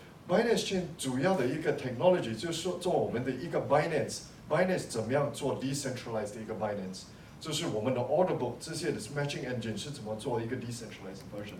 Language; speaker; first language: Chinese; non-native, local second language; English